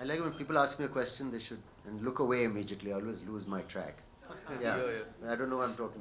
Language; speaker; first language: English; non-native, local second language; Hindi